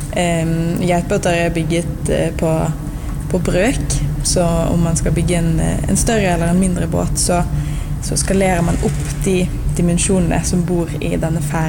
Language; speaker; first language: Norwegian; native; Norwegian